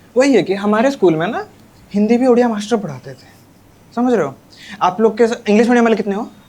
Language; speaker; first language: Hindi; non-native, local second language; Odia